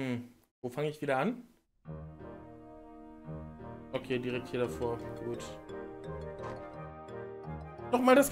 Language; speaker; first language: German; native; German